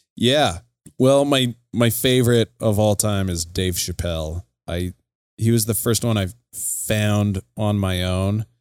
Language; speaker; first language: English; native; English